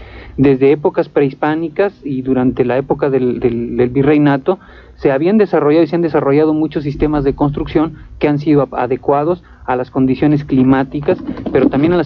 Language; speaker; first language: Spanish; native; Spanish